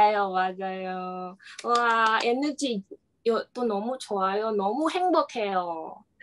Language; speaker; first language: Korean; non-native, learner; Indonesian